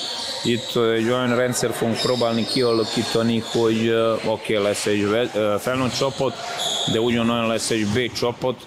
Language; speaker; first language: Hungarian; non-native, fluent; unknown